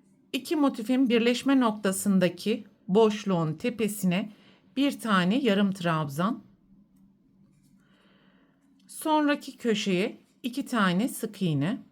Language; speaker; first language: Turkish; native; Turkish